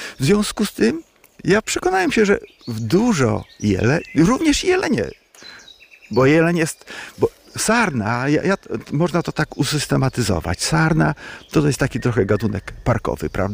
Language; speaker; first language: Polish; native; Polish